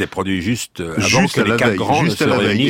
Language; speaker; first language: French; native; French